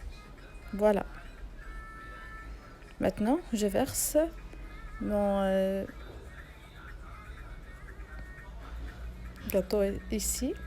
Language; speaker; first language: French; non-native, local second language; Arabic